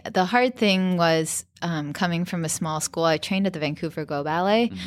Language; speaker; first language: English; native; English